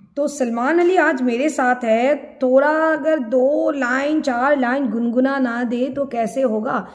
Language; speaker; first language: Hindi; non-native, local second language; Assamese